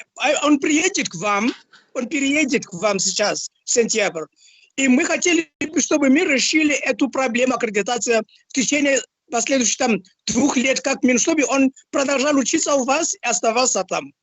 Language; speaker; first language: Russian; non-native, fluent; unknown